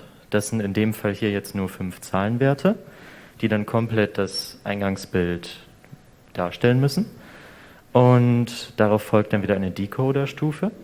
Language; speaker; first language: German; native; German